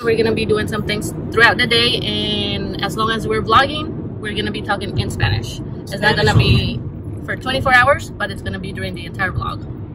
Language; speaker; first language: English; early bilingual, other home language; Spanish